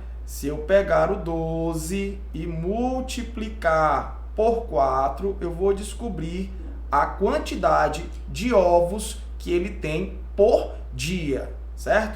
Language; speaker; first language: Portuguese; native; Portuguese